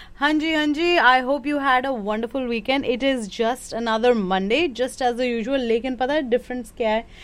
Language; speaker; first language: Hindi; non-native, local second language; Bangla